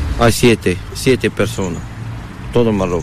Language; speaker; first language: Spanish; non-native, learner; Arabic